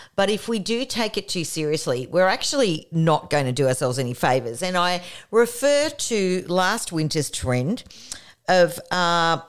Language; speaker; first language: English; native; English